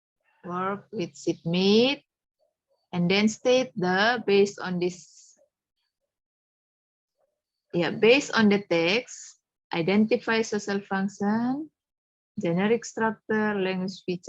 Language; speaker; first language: English; non-native, fluent; Indonesian